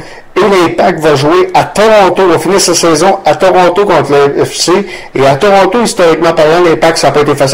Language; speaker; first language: French; native; French